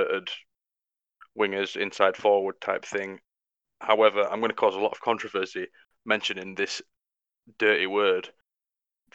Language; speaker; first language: English; native; English